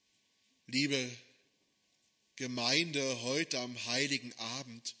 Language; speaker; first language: German; native; German